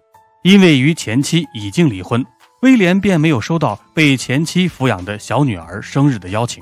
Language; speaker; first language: Chinese; native; Chinese